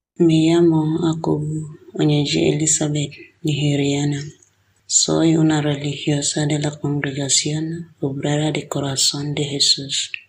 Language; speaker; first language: Spanish; non-native, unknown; Igbo